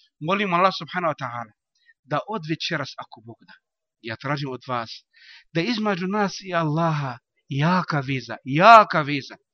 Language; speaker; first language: Bosnian; non-native, learner; Arabic